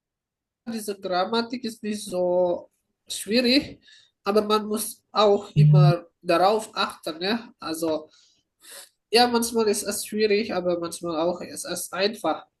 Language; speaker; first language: German; non-native, fluent; Indonesian